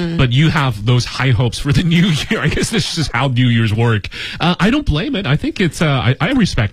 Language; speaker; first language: English; native; English